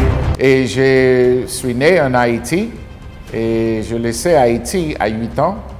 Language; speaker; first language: French; non-native, learner; Haitian Creole